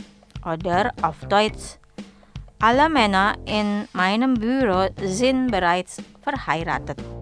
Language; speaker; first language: German; non-native, fluent; Indonesian